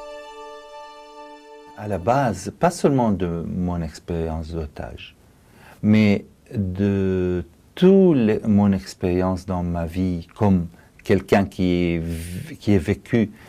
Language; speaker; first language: French; non-native, fluent; Arabic